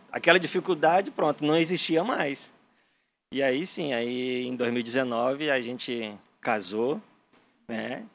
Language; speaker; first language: Portuguese; native; Portuguese